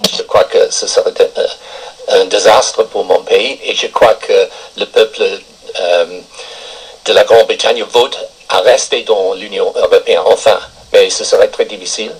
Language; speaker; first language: French; non-native, fluent; English